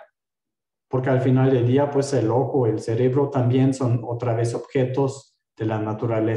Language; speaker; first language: Spanish; non-native, fluent; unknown